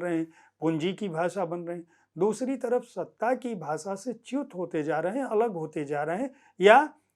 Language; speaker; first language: Hindi; native; Hindi